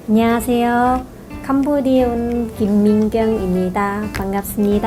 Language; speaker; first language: Korean; non-native, learner; Khmer